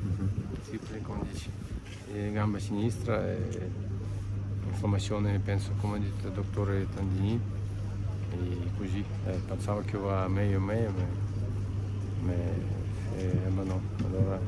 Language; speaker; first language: Italian; non-native, learner; Russian